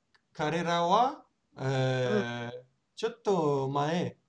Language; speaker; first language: Japanese; non-native, learner; Portuguese